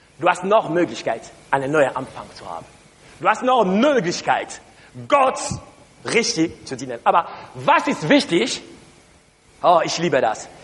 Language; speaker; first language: German; non-native, learner; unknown